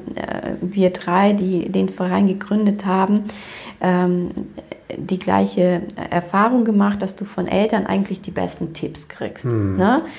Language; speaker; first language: German; early bilingual, other home language; Romanian